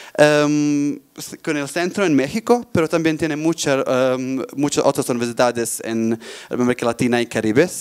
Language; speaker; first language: Spanish; non-native, fluent; Bosnian